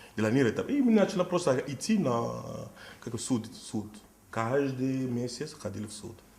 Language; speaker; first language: Russian; non-native, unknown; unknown